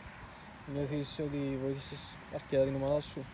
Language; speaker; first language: Greek; native; Greek